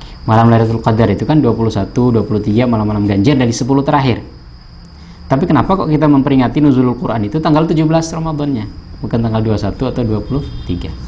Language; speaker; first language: Indonesian; native; Indonesian